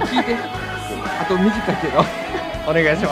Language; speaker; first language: Japanese; native; Japanese